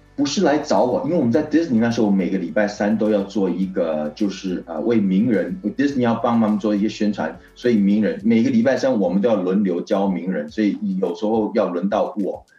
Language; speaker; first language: Chinese; native; Chinese